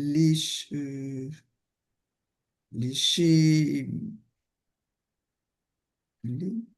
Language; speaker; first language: Hebrew; non-native, learner; French